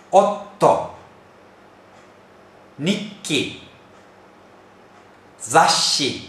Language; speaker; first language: Japanese; non-native, fluent; Turkish